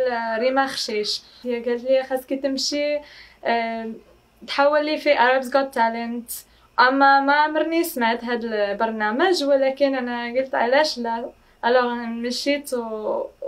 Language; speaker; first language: Arabic; non-native, fluent; English